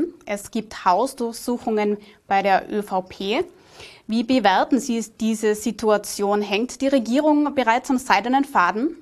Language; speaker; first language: German; native; German